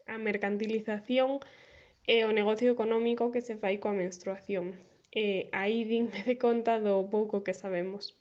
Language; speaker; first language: Galician; non-native, local second language; Spanish